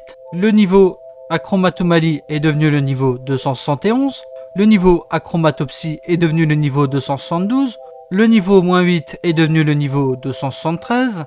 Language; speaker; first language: French; native; French